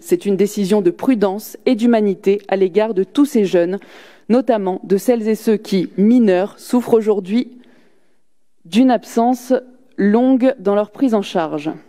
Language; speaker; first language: French; native; French